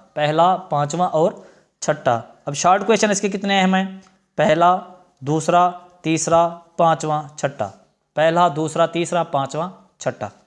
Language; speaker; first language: Urdu; non-native, local second language; Punjabi